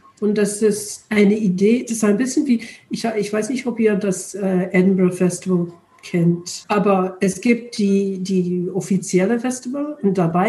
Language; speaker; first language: German; non-native, learner; English